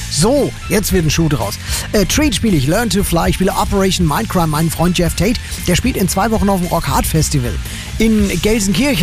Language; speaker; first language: German; native; German